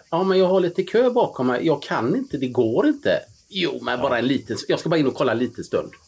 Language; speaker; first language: Swedish; native; Swedish